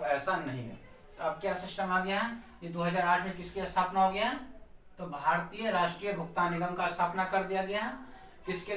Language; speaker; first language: Hindi; native; Hindi